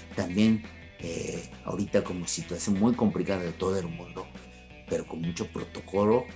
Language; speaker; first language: Spanish; non-native, fluent; Japanese